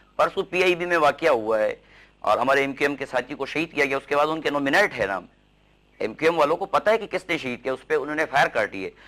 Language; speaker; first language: Urdu; native; Urdu